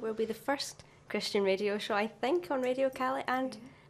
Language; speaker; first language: English; native; English